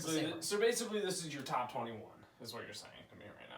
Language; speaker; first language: English; native; English